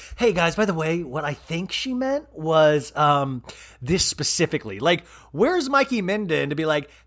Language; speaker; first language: English; native; English